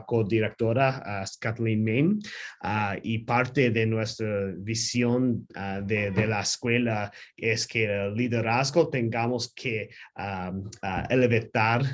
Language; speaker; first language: Spanish; non-native, learner; English